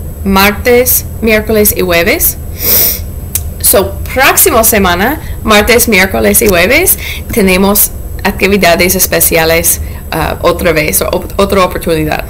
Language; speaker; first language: Spanish; non-native, learner; English